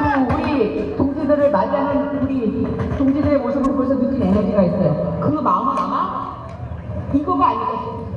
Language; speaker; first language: Korean; native; Korean